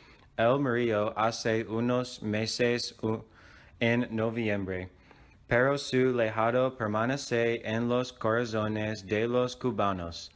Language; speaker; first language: Spanish; non-native, learner; English